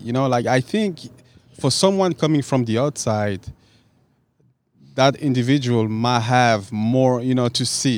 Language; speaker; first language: English; non-native, fluent; French